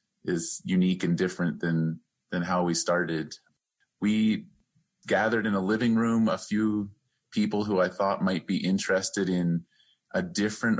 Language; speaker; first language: English; native; English